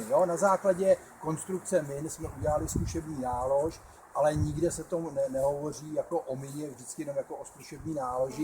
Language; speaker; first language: Czech; native; Czech